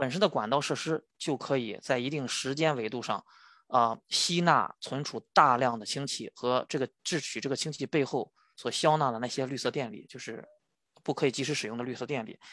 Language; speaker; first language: Chinese; native; Chinese